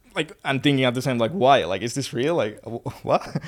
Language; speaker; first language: English; non-native, fluent; Finnish